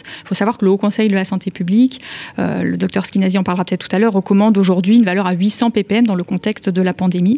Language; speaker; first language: French; native; French